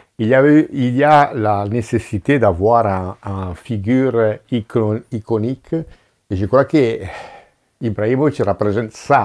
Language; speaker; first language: French; non-native, fluent; Italian